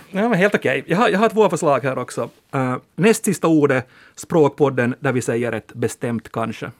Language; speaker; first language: Swedish; native; Swedish